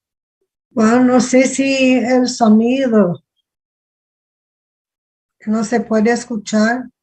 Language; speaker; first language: Spanish; non-native, fluent; Portuguese